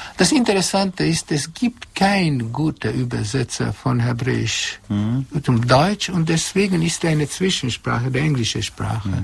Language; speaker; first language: German; non-native, fluent; Hungarian